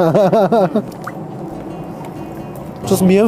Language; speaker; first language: Chinese; non-native, local second language; Uyghur